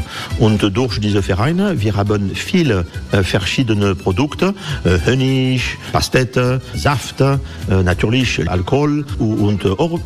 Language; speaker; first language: German; non-native, fluent; French